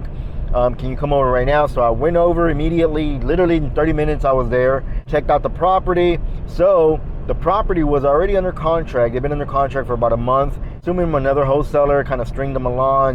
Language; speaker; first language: English; native; English